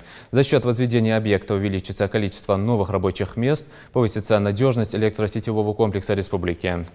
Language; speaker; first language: Russian; native; Russian